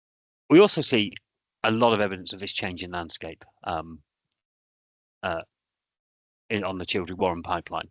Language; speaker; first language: English; native; English